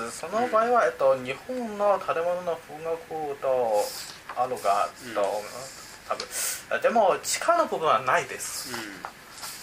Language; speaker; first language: Japanese; non-native, learner; Chinese